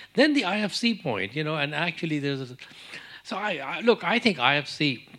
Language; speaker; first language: English; non-native, local second language; Urdu